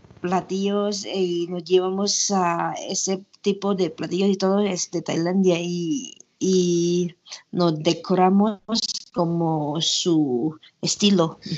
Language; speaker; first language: Spanish; non-native, learner; Thai